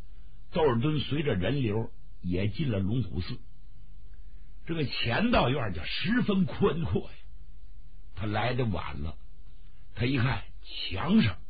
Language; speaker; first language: Chinese; native; Chinese